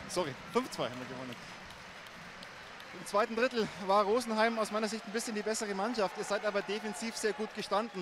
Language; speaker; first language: German; native; German